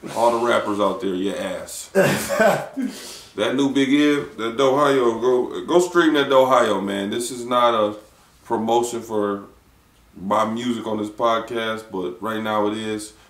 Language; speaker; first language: English; native; English